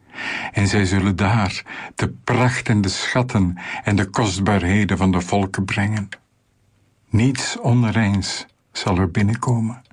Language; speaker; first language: Dutch; native; Dutch